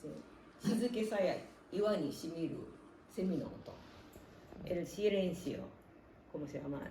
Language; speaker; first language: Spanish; non-native, fluent; Japanese